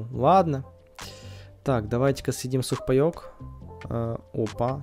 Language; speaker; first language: Russian; native; Russian